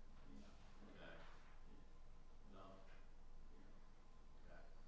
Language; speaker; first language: English; native; English